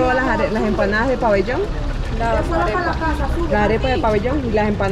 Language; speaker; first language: Spanish; native; Spanish